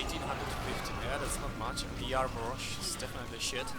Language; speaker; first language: English; non-native, fluent; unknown